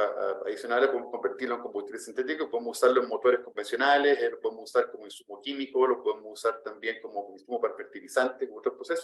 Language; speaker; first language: Spanish; native; Spanish